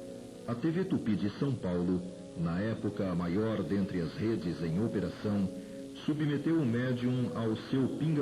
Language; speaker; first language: Portuguese; native; Portuguese